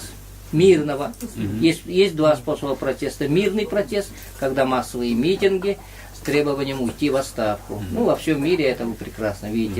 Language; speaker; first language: Russian; native; Russian